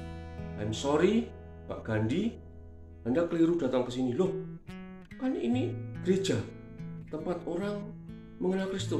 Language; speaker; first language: Indonesian; native; Indonesian